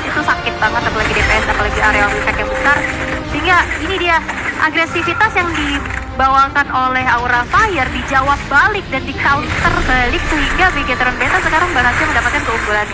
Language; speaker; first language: Indonesian; native; Indonesian